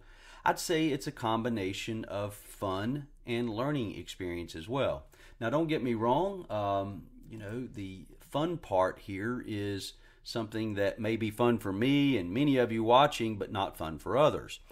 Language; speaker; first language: English; native; English